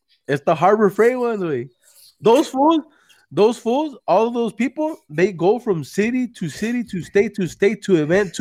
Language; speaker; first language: English; early bilingual, other home language; Spanish